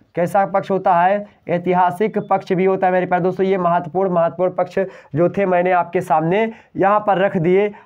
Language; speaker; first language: Hindi; native; Hindi